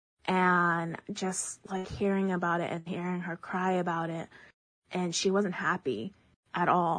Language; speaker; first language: English; early bilingual, other home language; Chinese